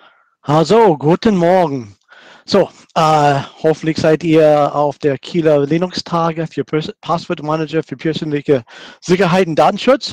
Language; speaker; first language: German; non-native, fluent; English